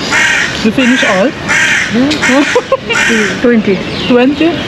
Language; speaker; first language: English; non-native, learner; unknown